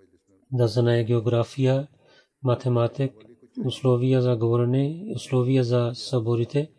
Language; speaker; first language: Bulgarian; non-native, learner; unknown